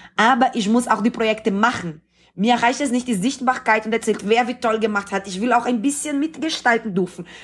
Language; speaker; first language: German; non-native, fluent; Portuguese